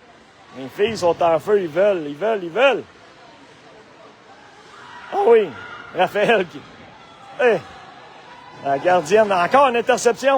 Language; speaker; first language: French; native; French